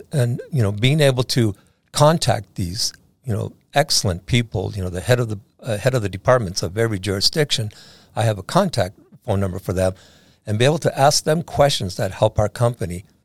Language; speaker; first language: English; native; English